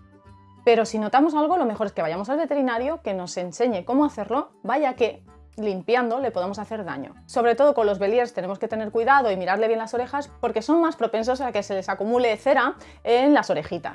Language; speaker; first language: Spanish; native; Spanish